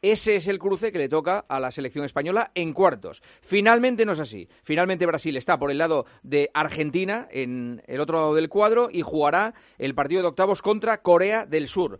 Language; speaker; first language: Spanish; native; Spanish